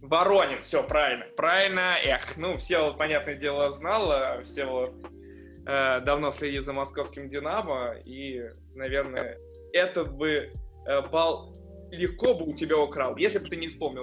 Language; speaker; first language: Russian; native; Russian